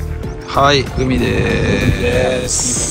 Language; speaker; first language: Japanese; native; Japanese